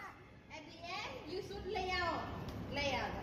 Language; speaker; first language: English; non-native, learner; Vietnamese